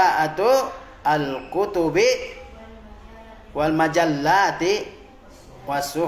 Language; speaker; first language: Arabic; non-native, fluent; Indonesian